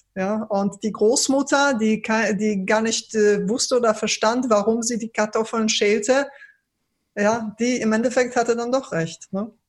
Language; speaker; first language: German; early bilingual, other home language; Polish